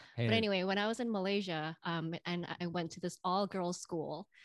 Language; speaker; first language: English; non-native, fluent; Indonesian